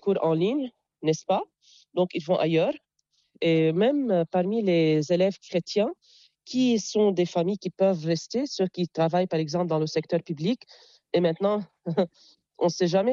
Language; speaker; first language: French; non-native, local second language; Arabic